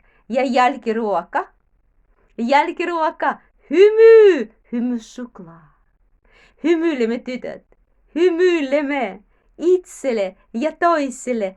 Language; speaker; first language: Finnish; non-native, learner; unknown